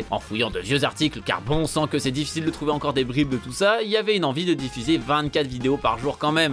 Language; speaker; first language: French; native; French